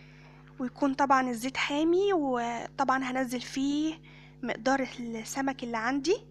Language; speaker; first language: Arabic; native; Arabic